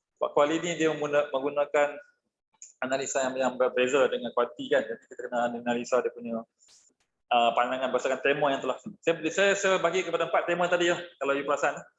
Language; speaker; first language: Malay; native; Malay